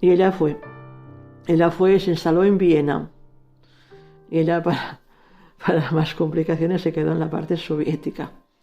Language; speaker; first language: Spanish; native; Spanish